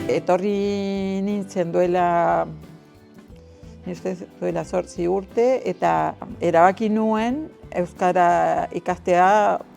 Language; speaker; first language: Basque; early bilingual, heritage; Spanish